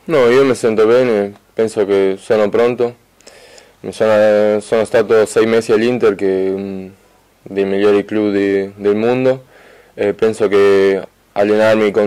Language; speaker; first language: Italian; non-native, fluent; Spanish